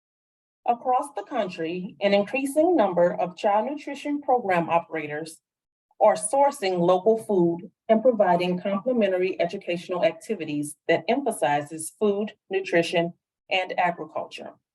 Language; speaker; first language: English; native; English